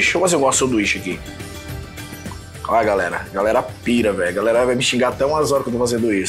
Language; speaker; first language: Portuguese; native; Portuguese